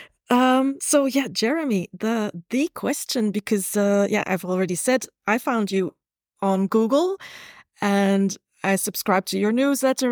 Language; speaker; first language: English; non-native, fluent; Dutch